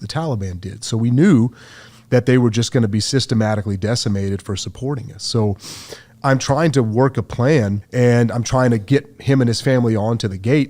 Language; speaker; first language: English; native; English